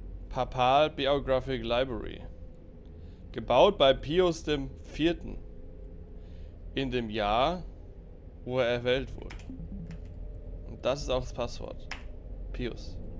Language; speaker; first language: German; native; German